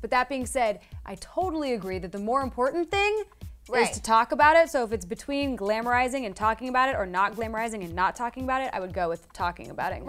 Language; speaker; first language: English; native; English